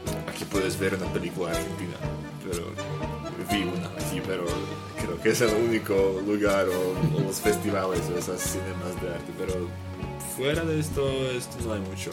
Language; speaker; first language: Spanish; non-native, fluent; Slovak